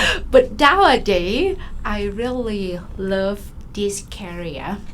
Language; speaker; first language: English; non-native, learner; Thai